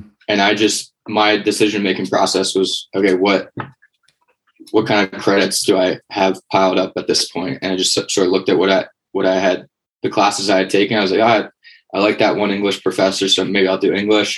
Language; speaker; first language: English; native; English